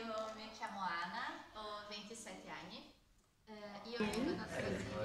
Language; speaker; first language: Italian; non-native, learner; Portuguese